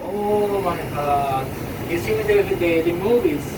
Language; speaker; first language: English; non-native, learner; Spanish